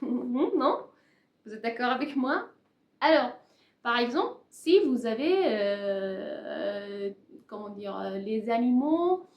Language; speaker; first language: French; non-native, learner; Persian